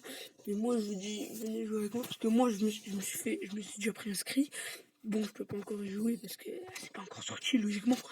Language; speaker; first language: French; native; French